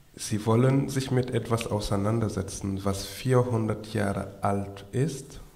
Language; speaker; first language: German; non-native, fluent; Wolof